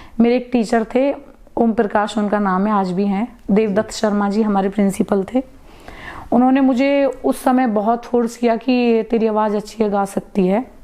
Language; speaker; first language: Hindi; native; Hindi